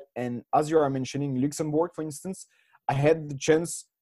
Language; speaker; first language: English; non-native, fluent; French